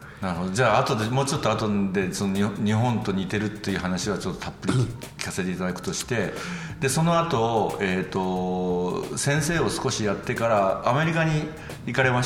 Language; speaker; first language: Japanese; native; Japanese